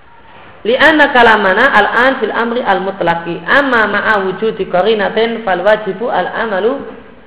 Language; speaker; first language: Arabic; non-native, fluent; Indonesian